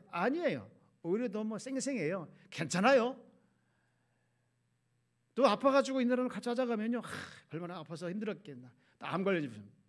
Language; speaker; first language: Korean; native; Korean